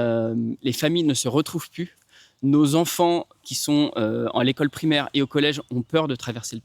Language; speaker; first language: French; native; French